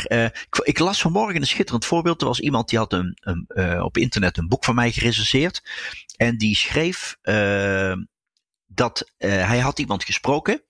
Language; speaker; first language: Dutch; native; Dutch